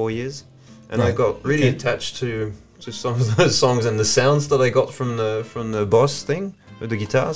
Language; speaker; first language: English; non-native, fluent; French